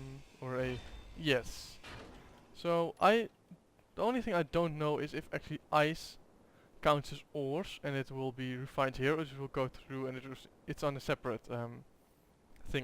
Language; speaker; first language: English; non-native, fluent; Dutch